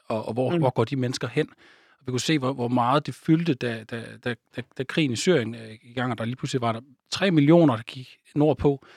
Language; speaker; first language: Danish; native; Danish